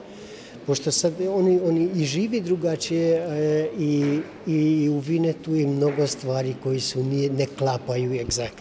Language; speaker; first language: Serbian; non-native, local second language; Hungarian